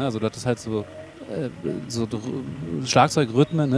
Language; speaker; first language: German; native; German